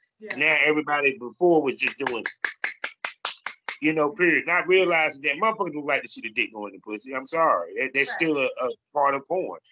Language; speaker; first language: English; native; English